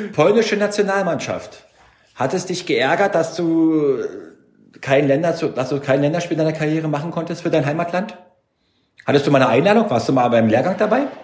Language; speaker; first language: German; native; German